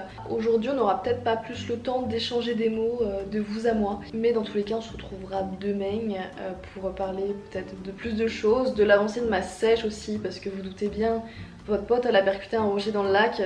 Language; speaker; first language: French; native; French